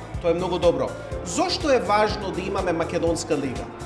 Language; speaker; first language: Macedonian; early bilingual, heritage; Macedonian